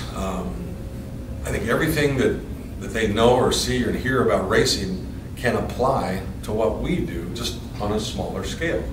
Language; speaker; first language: English; native; English